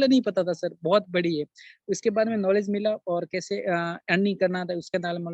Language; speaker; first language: Hindi; native; Hindi